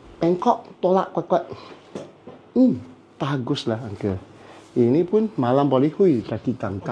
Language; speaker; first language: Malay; non-native, local second language; Cantonese